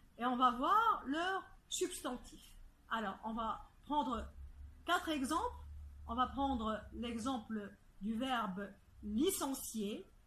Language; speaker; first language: French; non-native, fluent; Arabic